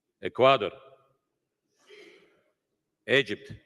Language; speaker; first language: English; non-native, fluent; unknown